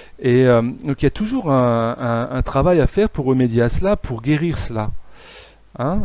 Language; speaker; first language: French; native; French